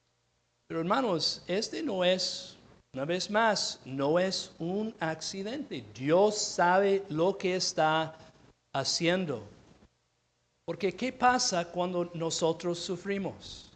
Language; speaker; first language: Spanish; non-native, fluent; English